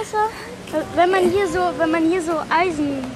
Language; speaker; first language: German; early bilingual, other home language; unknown